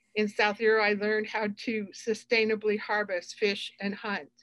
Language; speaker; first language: English; native; English